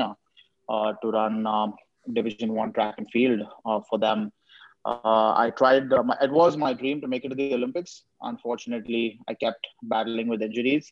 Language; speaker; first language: English; non-native, local second language; Hindi